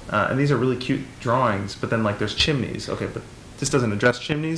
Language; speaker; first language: English; native; English